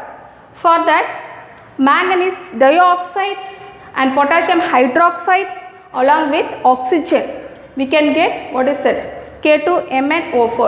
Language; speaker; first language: English; non-native, local second language; Tamil